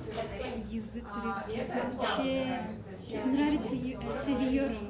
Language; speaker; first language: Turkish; non-native, learner; Russian